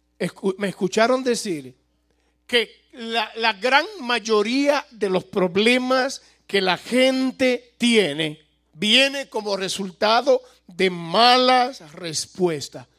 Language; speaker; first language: Spanish; native; Spanish